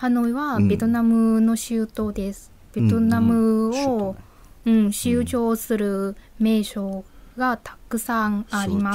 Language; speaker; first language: Japanese; non-native, fluent; Vietnamese